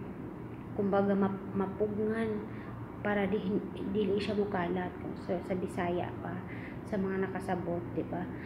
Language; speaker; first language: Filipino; non-native, local second language; Cebuano